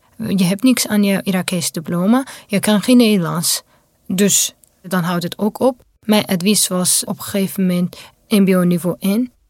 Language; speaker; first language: Dutch; non-native, fluent; Kurdish